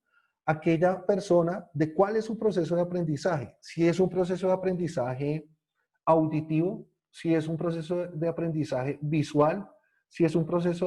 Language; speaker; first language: Spanish; native; Spanish